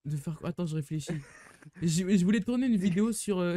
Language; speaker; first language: French; native; French